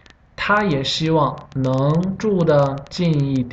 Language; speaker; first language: Chinese; non-native, fluent; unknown